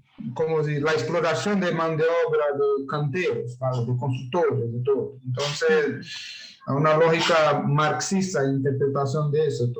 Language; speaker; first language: Spanish; non-native, learner; Portuguese